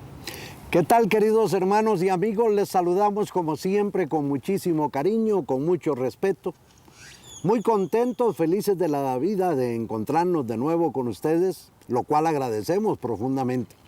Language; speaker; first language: Spanish; native; Spanish